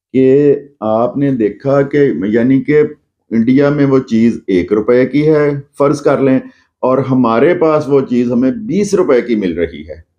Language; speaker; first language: Urdu; non-native, local second language; Punjabi